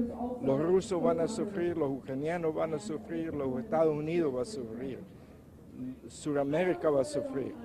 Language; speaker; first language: Spanish; non-native, local second language; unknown